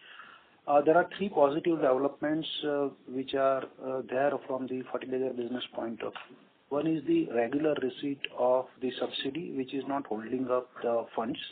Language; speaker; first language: English; non-native, local second language; Gujarati